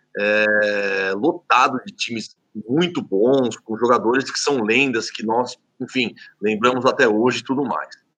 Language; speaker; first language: Portuguese; native; Portuguese